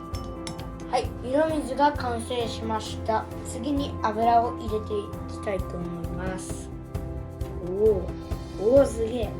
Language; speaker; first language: Japanese; early bilingual, other home language; Uyghur